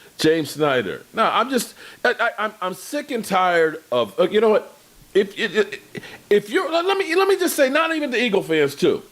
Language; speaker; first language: English; native; English